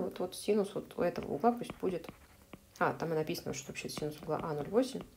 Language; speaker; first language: Russian; native; Russian